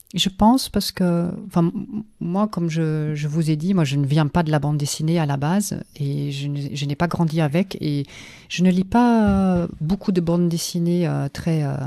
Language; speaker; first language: French; non-native, fluent; German